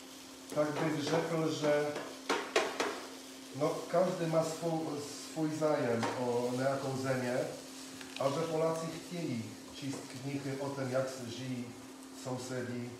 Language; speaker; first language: Czech; non-native, fluent; Polish